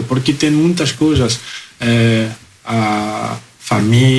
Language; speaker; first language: Portuguese; early bilingual, heritage; Portuguese